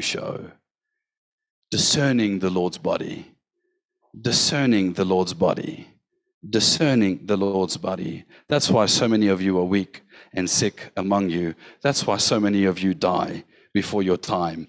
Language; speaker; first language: English; native; English